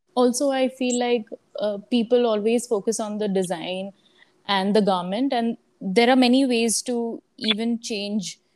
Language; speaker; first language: English; non-native, local second language; Gujarati